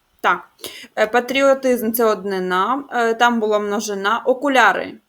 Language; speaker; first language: Ukrainian; native; Ukrainian